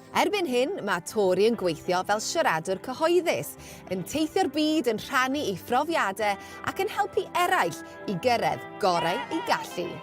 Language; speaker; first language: Welsh; native; Welsh